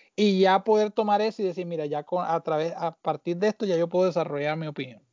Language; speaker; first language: Spanish; native; Spanish